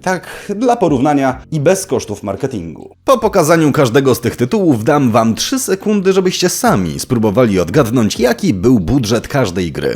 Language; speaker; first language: Polish; native; Polish